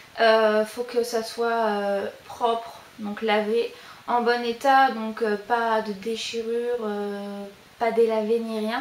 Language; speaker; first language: French; native; French